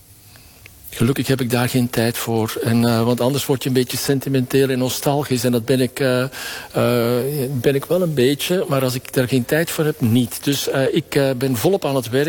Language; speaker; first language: Dutch; native; Dutch